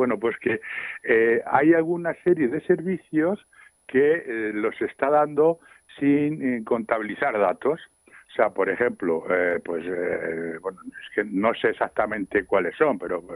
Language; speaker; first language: Spanish; native; Spanish